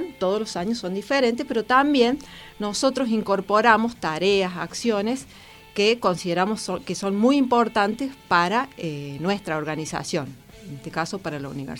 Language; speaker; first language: Spanish; native; Spanish